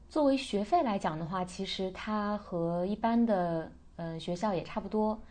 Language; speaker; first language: Chinese; native; Chinese